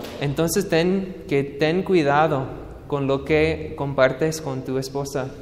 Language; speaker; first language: Spanish; non-native, fluent; English